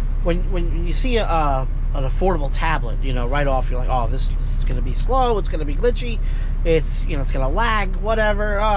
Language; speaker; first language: English; native; English